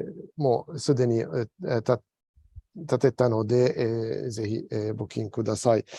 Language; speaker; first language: Japanese; non-native, fluent; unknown